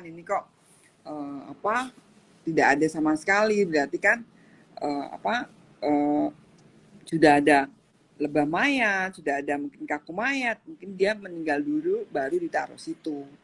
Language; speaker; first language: Indonesian; native; Indonesian